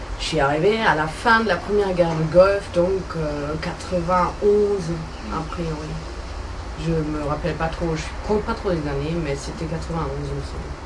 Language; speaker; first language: French; non-native, fluent; German